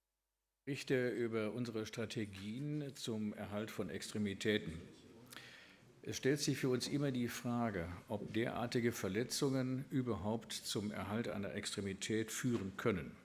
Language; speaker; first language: German; native; German